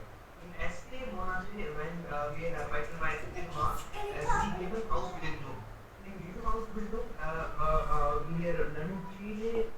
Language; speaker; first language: German; non-native, learner; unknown